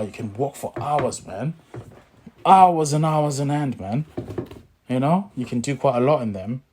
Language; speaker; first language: English; native; English